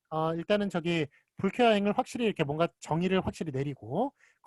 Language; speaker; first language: Korean; native; Korean